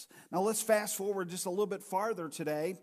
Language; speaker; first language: English; native; English